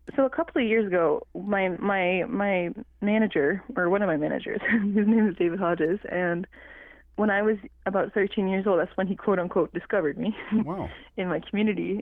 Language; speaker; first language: English; non-native, fluent; Cree